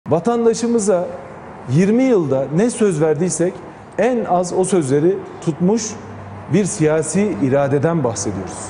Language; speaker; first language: Turkish; native; Turkish